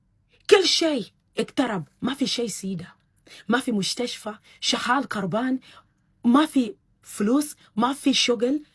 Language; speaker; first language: Arabic; non-native, learner; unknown